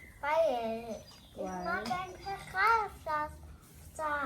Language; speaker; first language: German; early bilingual, other home language; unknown